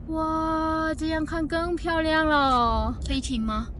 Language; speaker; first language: Chinese; non-native, fluent; Lao